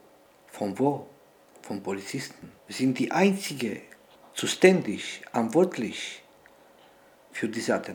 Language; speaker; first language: German; non-native, learner; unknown